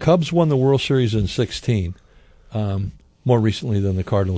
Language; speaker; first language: English; native; English